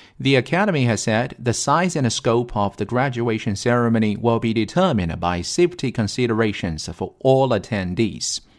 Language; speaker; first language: English; non-native, fluent; Chinese